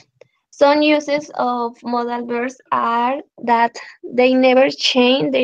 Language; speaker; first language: English; non-native, learner; Spanish